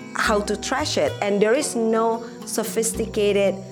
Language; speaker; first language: English; non-native, fluent; Indonesian